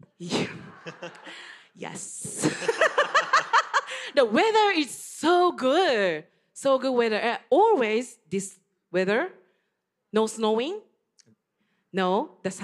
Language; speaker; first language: English; non-native, learner; Japanese